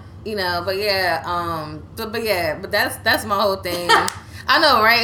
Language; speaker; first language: English; native; English